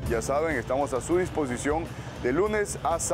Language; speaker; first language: Spanish; native; Spanish